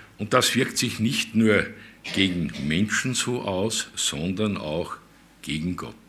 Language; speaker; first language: German; native; German